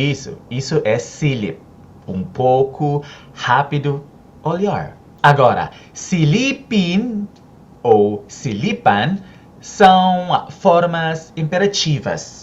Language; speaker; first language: Portuguese; non-native, learner; Filipino